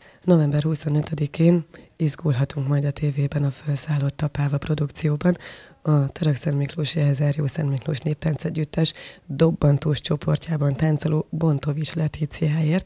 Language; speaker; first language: Hungarian; native; Hungarian